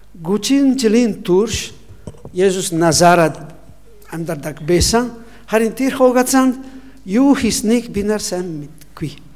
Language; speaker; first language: Mongolian; non-native, learner; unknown